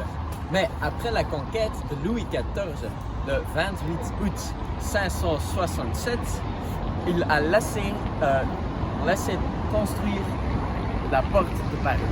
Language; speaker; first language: French; non-native, learner; Dutch